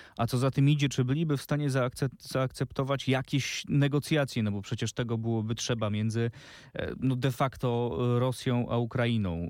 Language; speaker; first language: Polish; native; Polish